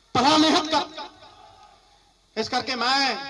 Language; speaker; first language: Hindi; non-native, local second language; Punjabi